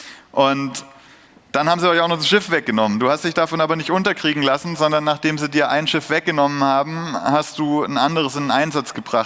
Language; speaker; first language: German; native; German